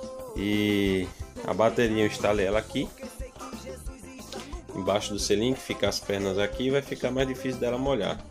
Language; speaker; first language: Portuguese; native; Portuguese